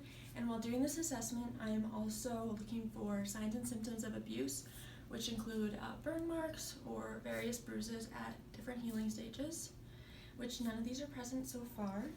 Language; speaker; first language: English; native; English